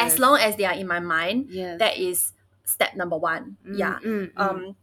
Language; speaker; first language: English; early bilingual, other home language; Chinese